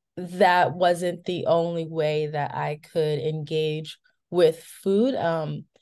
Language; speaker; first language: English; native; English